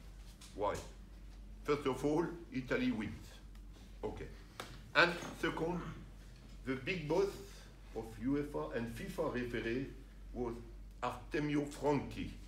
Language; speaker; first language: English; non-native, learner; French